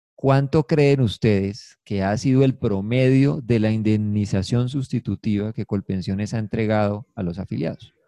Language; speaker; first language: Spanish; native; Spanish